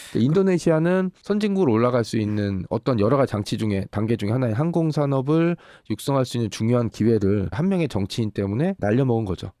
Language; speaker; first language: Korean; native; Korean